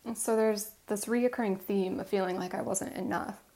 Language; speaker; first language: English; native; English